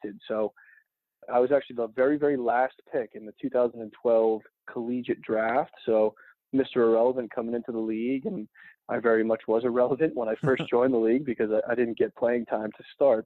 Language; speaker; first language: English; native; English